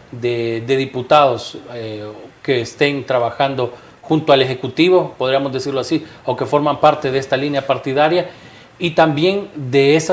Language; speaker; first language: Spanish; native; Spanish